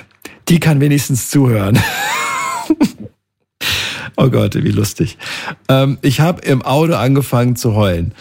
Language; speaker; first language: German; native; German